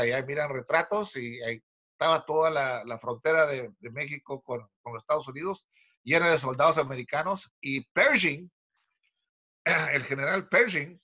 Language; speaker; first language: Spanish; early bilingual, other home language; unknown